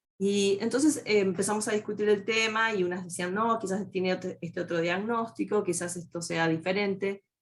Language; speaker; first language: Spanish; native; Spanish